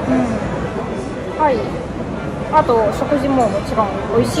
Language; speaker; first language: Japanese; non-native, fluent; German